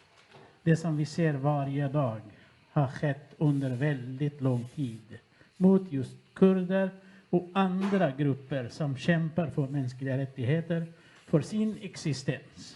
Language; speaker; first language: Swedish; non-native, fluent; Kurdish